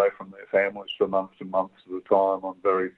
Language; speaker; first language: English; native; English